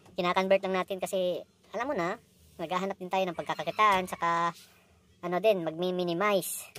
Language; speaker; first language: Filipino; non-native, local second language; Cebuano